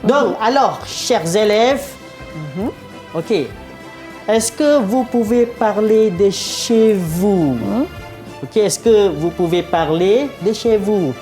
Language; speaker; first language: French; non-native, fluent; Malay